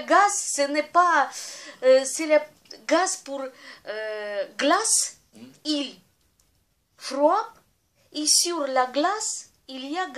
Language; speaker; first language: French; non-native, learner; Russian